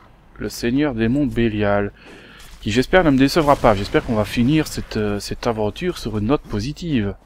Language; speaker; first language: French; native; French